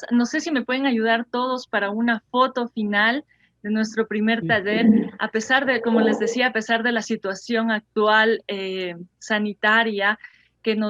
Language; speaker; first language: Spanish; native; Spanish